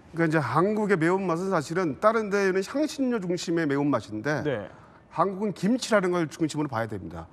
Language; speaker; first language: Korean; native; Korean